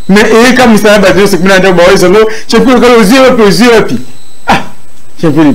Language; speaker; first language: French; non-native, local second language; Lingala